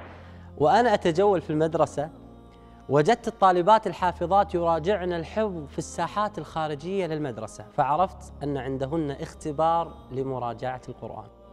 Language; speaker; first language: Arabic; native; Arabic